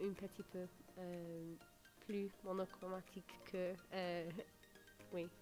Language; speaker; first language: French; non-native, learner; English